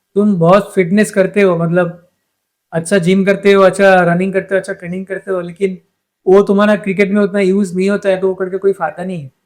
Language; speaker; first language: Hindi; non-native, local second language; Bangla